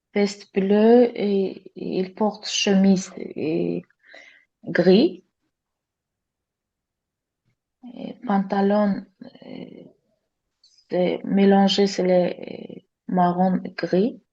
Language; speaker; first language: French; non-native, learner; Azerbaijani